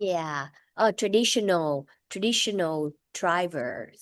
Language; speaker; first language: English; non-native, fluent; Vietnamese